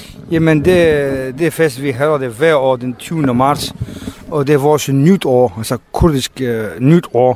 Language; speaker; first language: Danish; non-native, learner; Kurdish